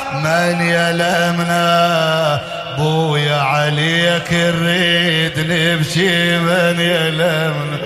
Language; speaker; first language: Arabic; native; Arabic